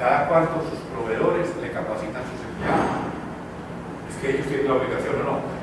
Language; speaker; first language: Spanish; native; Spanish